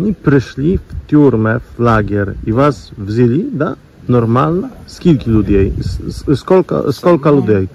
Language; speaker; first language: Russian; non-native, learner; Polish